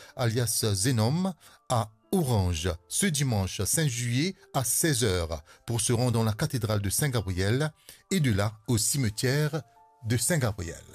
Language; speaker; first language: French; non-native, local second language; Morisyen